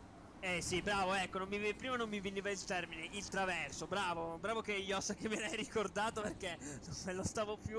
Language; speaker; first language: Italian; native; Italian